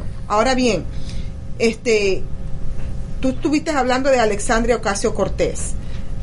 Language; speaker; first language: Spanish; native; Spanish